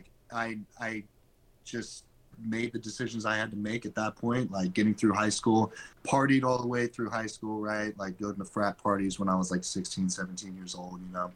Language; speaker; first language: English; native; English